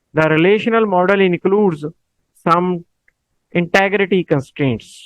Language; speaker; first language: English; non-native, local second language; Punjabi